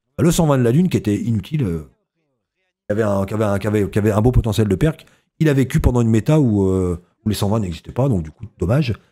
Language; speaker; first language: French; native; French